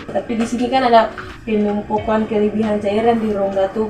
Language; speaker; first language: Indonesian; non-native, local second language; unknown